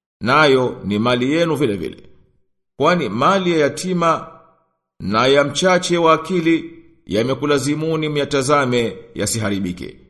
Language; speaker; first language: Swahili; native; Swahili